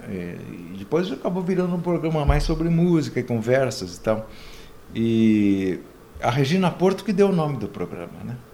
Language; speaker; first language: Portuguese; native; Portuguese